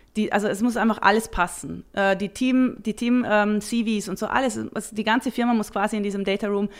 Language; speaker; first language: German; native; German